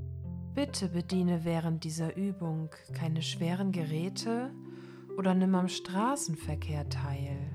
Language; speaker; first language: German; native; German